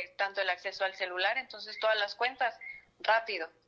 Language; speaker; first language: Spanish; native; Spanish